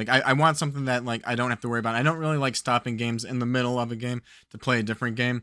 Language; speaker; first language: English; native; English